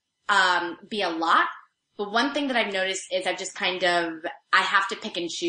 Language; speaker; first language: English; native; English